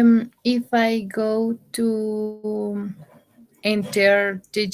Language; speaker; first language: English; non-native, learner; Spanish